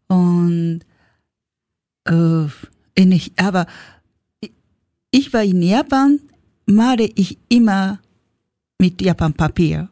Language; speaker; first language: German; non-native, learner; Japanese